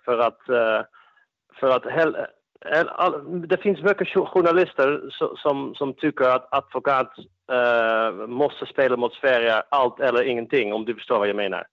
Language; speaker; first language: Swedish; non-native, fluent; Dutch